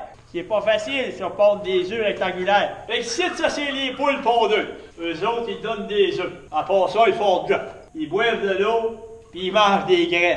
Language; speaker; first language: French; native; French